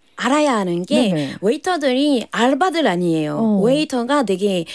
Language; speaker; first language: Korean; non-native, fluent; French